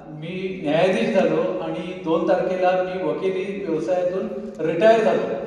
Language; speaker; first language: Marathi; native; Marathi